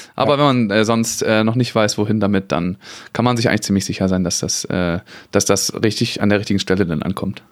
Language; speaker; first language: German; native; German